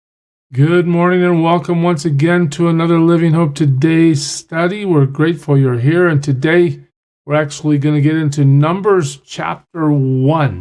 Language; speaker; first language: English; native; English